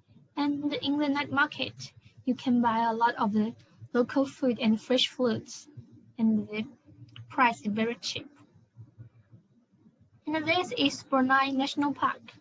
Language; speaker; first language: English; non-native, learner; Malay